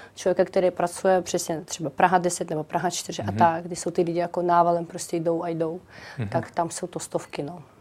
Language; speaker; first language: Czech; non-native, fluent; Ukrainian